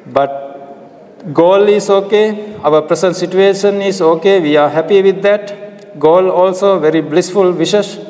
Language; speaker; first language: English; non-native, local second language; Sinhala